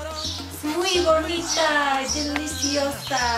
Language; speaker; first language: Spanish; non-native, learner; English